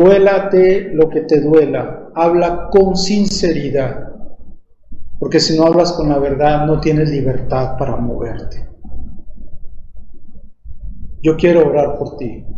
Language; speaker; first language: Spanish; native; Spanish